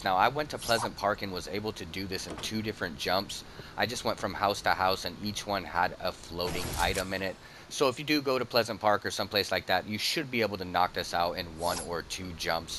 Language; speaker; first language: English; native; English